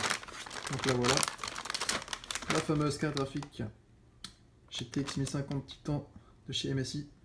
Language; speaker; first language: French; native; French